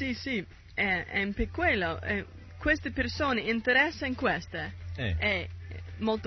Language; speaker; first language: Italian; non-native, learner; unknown